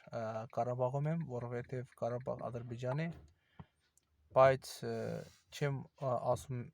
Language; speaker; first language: Armenian; non-native, learner; Azerbaijani